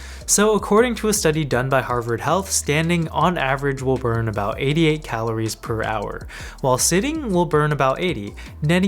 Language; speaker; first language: English; native; English